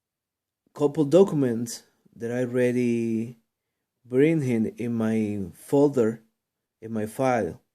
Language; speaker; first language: English; non-native, learner; Spanish